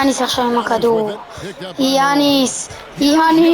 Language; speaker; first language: Hebrew; native; Hebrew